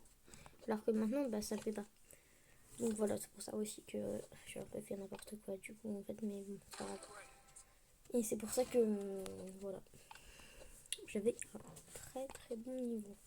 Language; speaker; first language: French; native; French